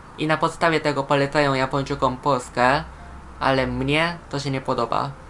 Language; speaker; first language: Polish; non-native, fluent; Japanese